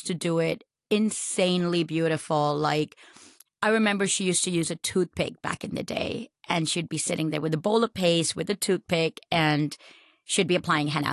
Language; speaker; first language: English; non-native, local second language; Urdu